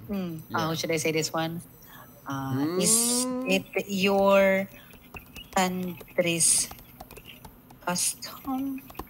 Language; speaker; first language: English; non-native, local second language; Filipino